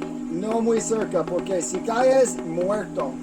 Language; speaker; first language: Spanish; non-native, learner; English